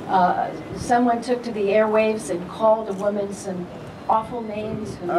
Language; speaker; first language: English; native; English